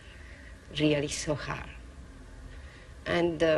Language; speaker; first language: English; non-native, learner; Spanish